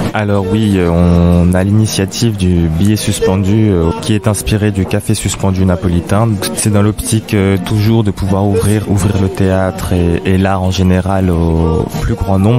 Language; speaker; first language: French; native; French